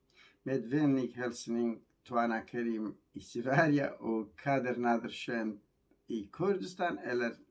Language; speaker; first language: Swedish; non-native, learner; Kurdish